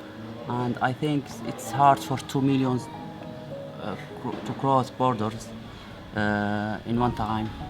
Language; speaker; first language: English; non-native, learner; Arabic